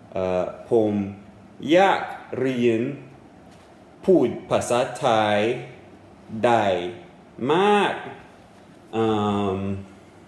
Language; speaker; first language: Thai; non-native, learner; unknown